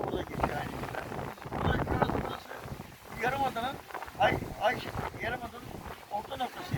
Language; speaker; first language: Turkish; native; Turkish